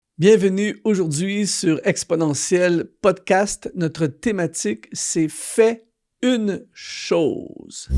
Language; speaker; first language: French; native; French